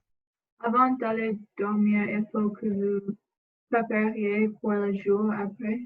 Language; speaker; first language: French; non-native, learner; English